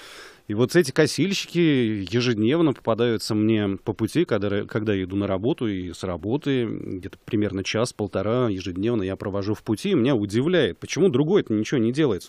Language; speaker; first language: Russian; native; Russian